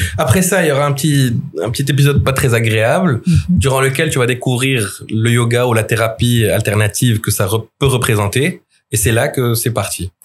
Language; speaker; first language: French; non-native, local second language; Arabic